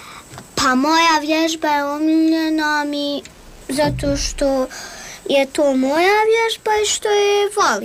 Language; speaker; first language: Serbian; native; Serbian